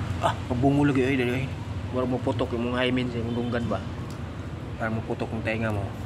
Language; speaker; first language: Filipino; non-native, local second language; Cebuano